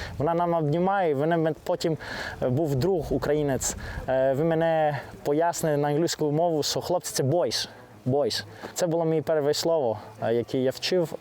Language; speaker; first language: Ukrainian; non-native, learner; Greek